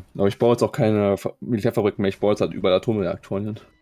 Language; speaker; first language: German; native; German